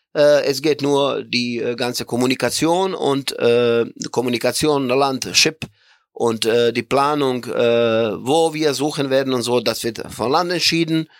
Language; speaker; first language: German; non-native, fluent; Croatian